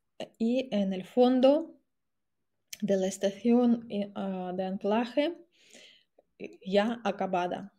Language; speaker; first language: Spanish; non-native, fluent; Russian